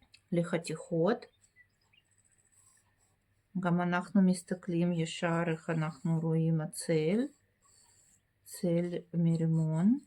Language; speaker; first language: Hebrew; non-native, fluent; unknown